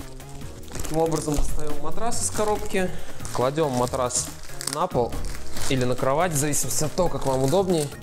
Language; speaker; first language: Russian; native; Russian